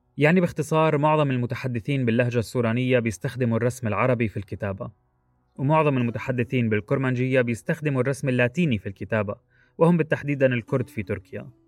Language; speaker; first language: Arabic; native; Arabic